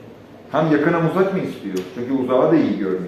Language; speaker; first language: Turkish; native; Turkish